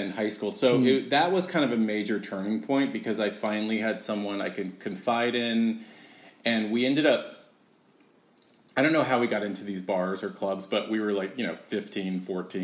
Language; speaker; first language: English; native; English